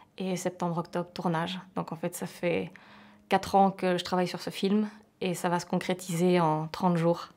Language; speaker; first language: French; native; French